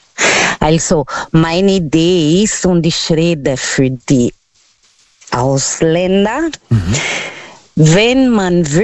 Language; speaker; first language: German; non-native, learner; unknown